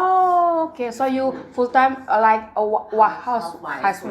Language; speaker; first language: English; non-native, learner; Indonesian